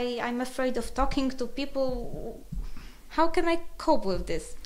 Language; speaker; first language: English; non-native, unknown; Polish